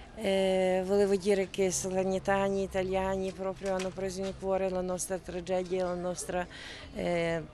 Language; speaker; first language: Italian; non-native, fluent; Ukrainian